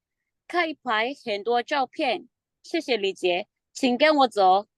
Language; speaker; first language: Chinese; non-native, learner; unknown